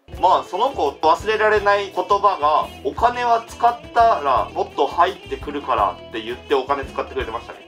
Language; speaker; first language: Japanese; native; Japanese